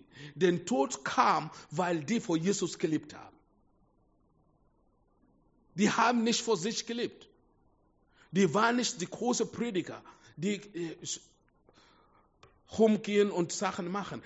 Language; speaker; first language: German; non-native, fluent; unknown